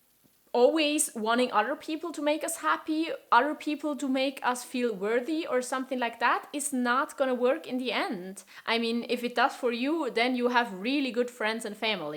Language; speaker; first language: English; non-native, fluent; German